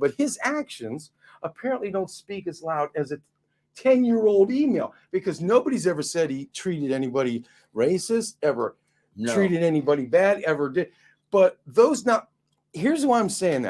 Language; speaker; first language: English; native; English